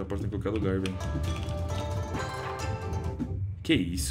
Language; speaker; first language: Portuguese; native; Portuguese